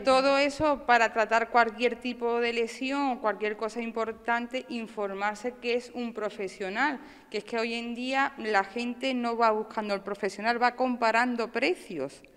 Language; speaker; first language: Spanish; native; Spanish